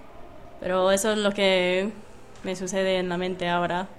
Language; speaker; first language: Spanish; non-native, fluent; English